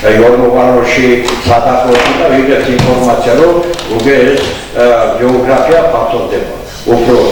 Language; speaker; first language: Georgian; non-native, local second language; Azerbaijani